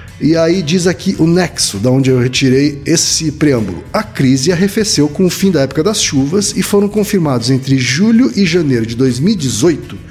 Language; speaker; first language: Portuguese; native; Portuguese